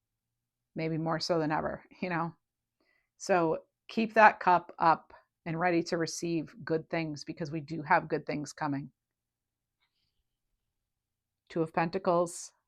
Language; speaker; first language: English; native; English